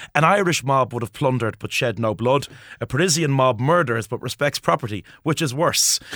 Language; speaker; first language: English; native; English